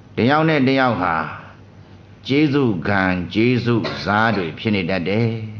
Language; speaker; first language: Burmese; native; Burmese